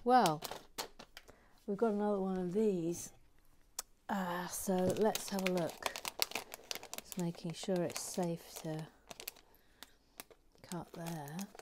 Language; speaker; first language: English; native; English